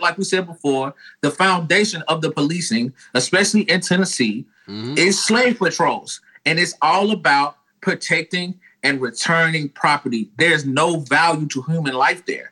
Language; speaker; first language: English; native; English